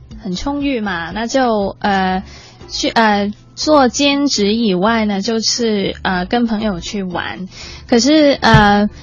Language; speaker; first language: Chinese; non-native, local second language; Cantonese